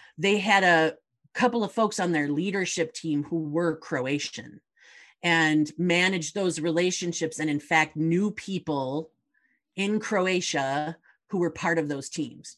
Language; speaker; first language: English; native; English